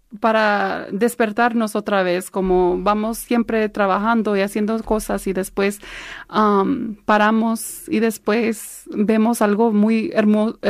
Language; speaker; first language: Spanish; early bilingual, heritage; Spanish